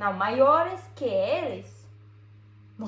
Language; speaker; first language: Portuguese; non-native, learner; German